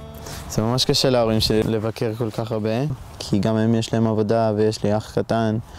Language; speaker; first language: Hebrew; early bilingual, heritage; Hebrew